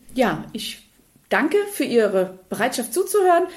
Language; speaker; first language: German; native; German